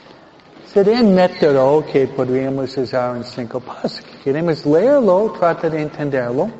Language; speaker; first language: Spanish; non-native, fluent; English